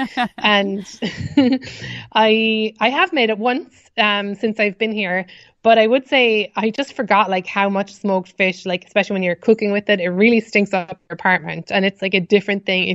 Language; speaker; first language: English; native; English